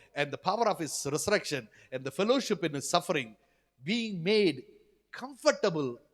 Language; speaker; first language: English; non-native, local second language; Malayalam